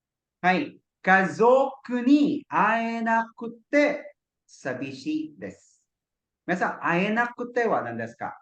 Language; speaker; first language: Japanese; non-native, fluent; Cebuano